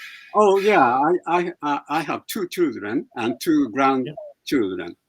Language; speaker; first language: English; non-native, fluent; Japanese